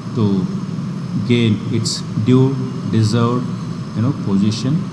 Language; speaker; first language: English; non-native, local second language; Telugu